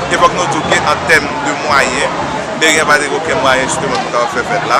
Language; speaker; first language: French; non-native, local second language; Haitian Creole